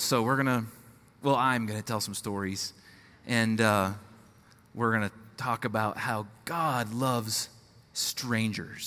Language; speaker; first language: English; native; English